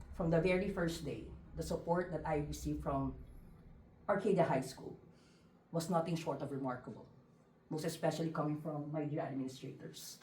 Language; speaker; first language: English; non-native, local second language; Filipino